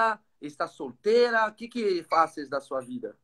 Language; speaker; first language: Spanish; non-native, learner; Portuguese